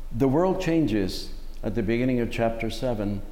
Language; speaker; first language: English; early bilingual, other home language; Spanish